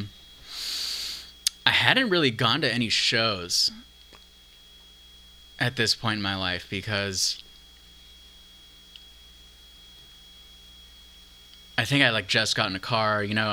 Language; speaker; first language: English; native; English